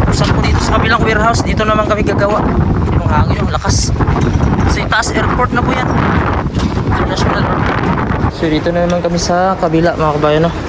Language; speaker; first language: Filipino; non-native, local second language; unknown